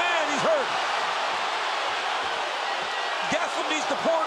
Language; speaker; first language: English; native; English